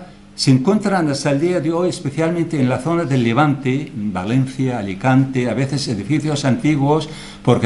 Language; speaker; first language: Spanish; non-native, local second language; Arabic